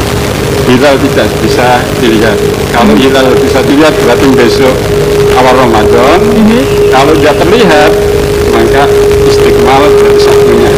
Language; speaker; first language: Indonesian; native; Indonesian